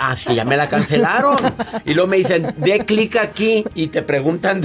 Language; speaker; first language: Spanish; native; Spanish